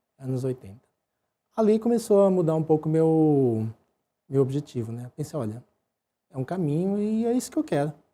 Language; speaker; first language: Portuguese; early bilingual, other home language; Japanese